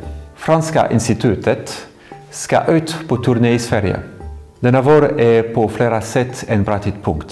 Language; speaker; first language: Swedish; non-native, fluent; French